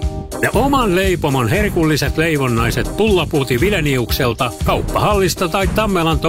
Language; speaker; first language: Finnish; native; Finnish